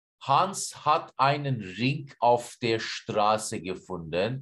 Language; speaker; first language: German; non-native, fluent; Turkish